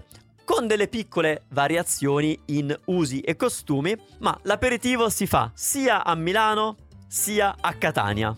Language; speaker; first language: Italian; native; Italian